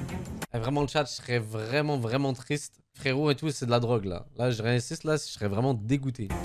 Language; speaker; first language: French; native; French